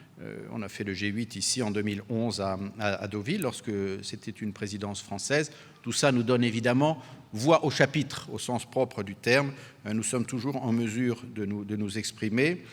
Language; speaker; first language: French; native; French